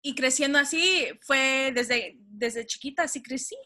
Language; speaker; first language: Spanish; early bilingual, heritage; Spanish